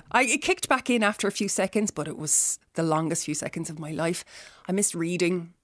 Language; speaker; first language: English; native; English